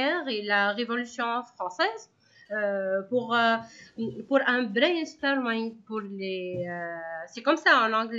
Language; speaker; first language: French; non-native, local second language; Arabic